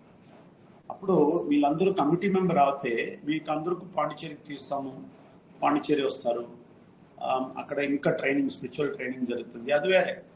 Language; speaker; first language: Telugu; non-native, fluent; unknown